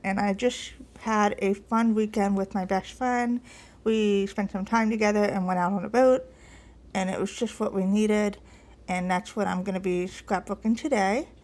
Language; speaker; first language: English; native; English